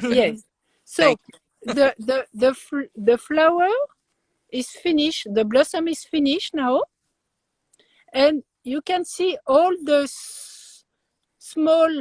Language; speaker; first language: English; non-native, learner; French